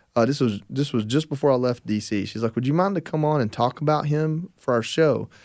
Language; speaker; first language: English; native; English